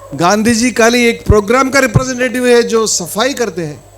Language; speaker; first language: Hindi; non-native, local second language; Telugu